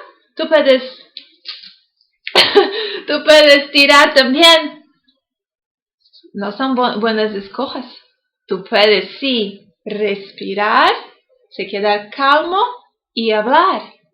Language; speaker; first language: Spanish; non-native, learner; English